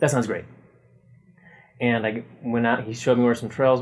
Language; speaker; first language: English; native; English